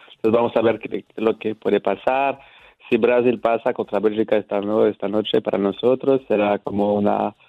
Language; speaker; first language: Spanish; non-native, fluent; French